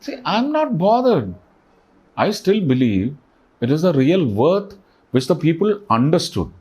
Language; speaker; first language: English; non-native, local second language; Malayalam